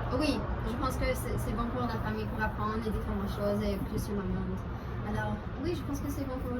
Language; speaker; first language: French; non-native, learner; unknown